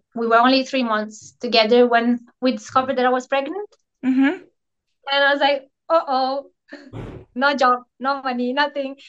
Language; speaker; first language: English; non-native, fluent; Italian